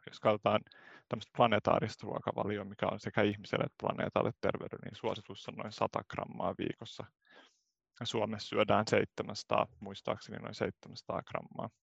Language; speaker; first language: Finnish; native; Finnish